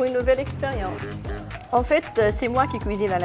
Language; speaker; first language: French; non-native, fluent; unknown